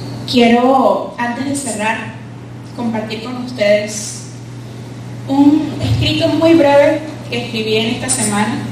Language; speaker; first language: Spanish; native; Spanish